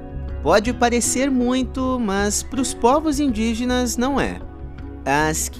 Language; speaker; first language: Portuguese; native; Portuguese